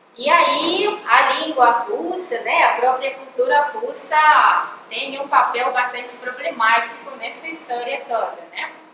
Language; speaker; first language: Portuguese; non-native, fluent; Russian